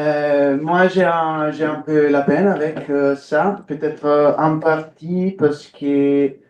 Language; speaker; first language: French; non-native, fluent; Italian